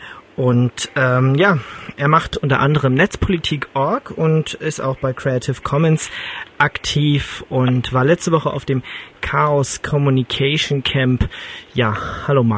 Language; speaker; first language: German; native; German